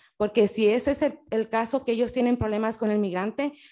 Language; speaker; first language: Spanish; early bilingual, heritage; Spanish